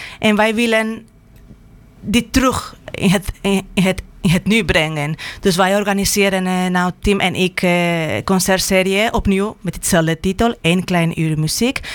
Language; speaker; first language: Dutch; non-native, fluent; Spanish